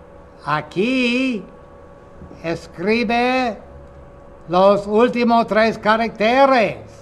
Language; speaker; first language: Spanish; non-native, fluent; English